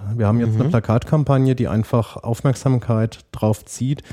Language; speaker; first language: German; native; German